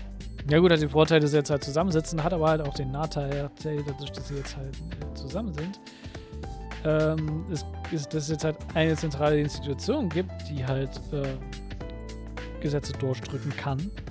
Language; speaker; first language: German; native; German